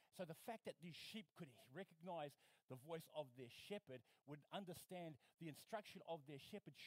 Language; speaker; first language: English; native; English